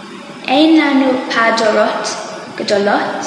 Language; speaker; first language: Hebrew; non-native, learner; English